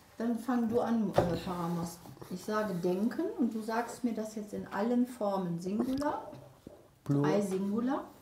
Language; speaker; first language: German; native; German